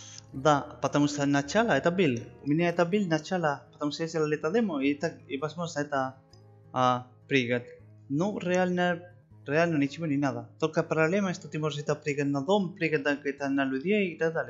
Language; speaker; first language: Russian; non-native, learner; Spanish